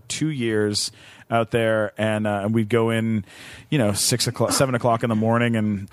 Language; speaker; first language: English; native; English